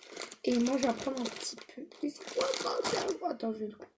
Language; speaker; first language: French; native; French